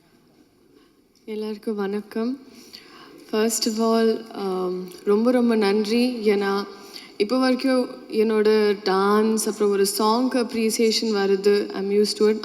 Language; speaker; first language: Tamil; non-native, fluent; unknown